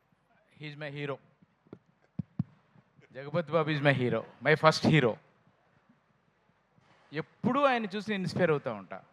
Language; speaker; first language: Telugu; native; Telugu